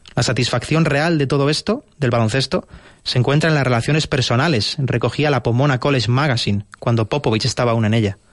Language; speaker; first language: Spanish; native; Spanish